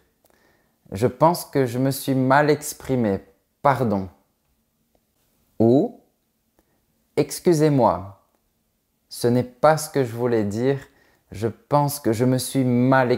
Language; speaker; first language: French; native; French